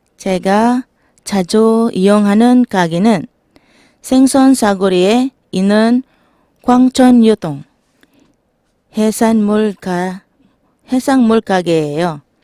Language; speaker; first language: Korean; non-native, learner; Filipino